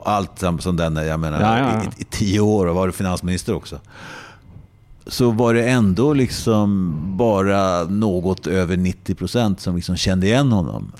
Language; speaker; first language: Swedish; native; Swedish